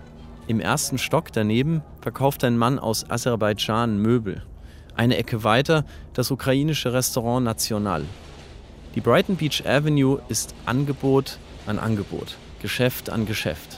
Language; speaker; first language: German; native; German